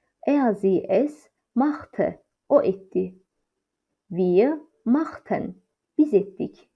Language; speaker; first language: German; non-native, fluent; Azerbaijani